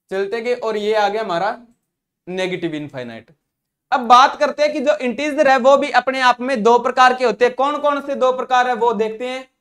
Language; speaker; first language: Hindi; non-native, local second language; Punjabi